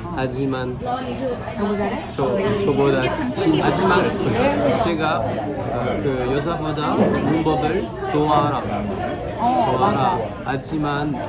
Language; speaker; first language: Korean; non-native, learner; French